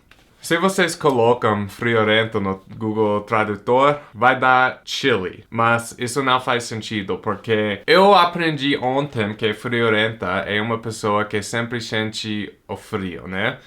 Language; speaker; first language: Portuguese; non-native, fluent; English